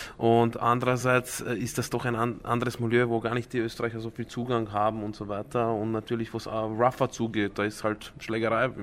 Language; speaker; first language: German; early bilingual, other home language; Croatian